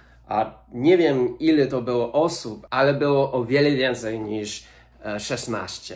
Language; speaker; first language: Polish; non-native, fluent; English